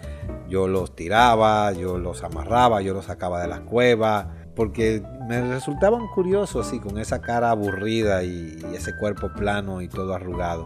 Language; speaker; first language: Spanish; native; Spanish